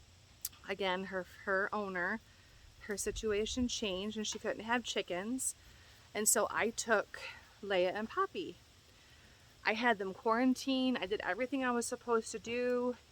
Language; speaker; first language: English; native; English